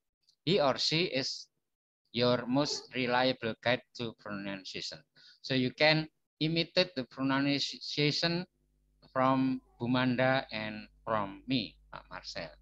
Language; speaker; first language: English; non-native, fluent; Indonesian